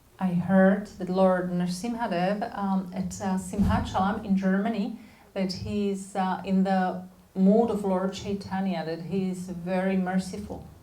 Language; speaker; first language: English; non-native, fluent; Slovak